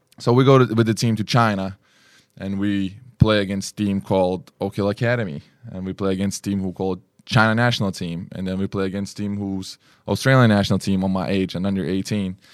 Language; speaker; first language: English; non-native, fluent; Lithuanian